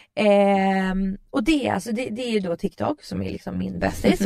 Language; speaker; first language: Swedish; early bilingual, other home language; Russian